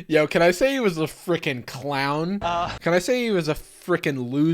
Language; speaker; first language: English; native; English